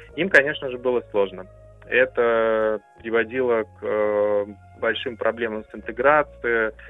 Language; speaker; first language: Russian; non-native, local second language; German